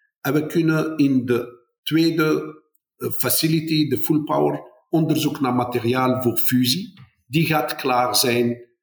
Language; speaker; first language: Dutch; non-native, fluent; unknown